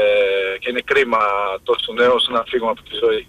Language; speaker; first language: Greek; non-native, fluent; Portuguese